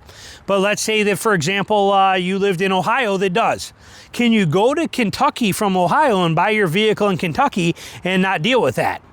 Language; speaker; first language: English; native; English